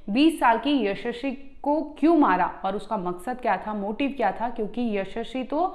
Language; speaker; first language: Hindi; native; Hindi